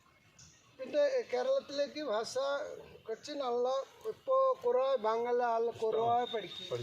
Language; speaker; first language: Malayalam; non-native, learner; Bangla